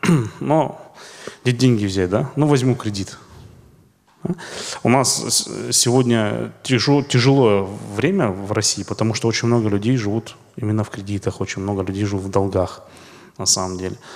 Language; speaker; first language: Russian; native; Russian